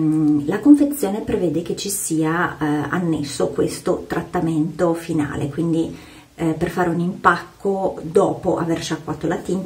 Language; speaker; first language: Italian; native; Italian